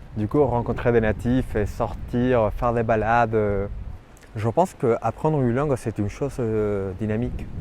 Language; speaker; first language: French; non-native, fluent; Spanish